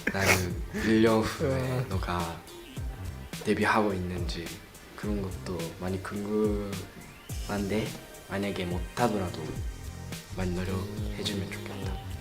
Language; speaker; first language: Korean; non-native, learner; Japanese